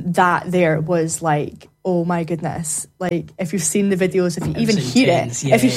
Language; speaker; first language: English; native; English